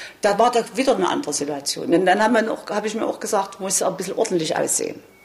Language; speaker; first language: German; native; German